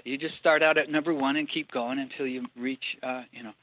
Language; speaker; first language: English; native; English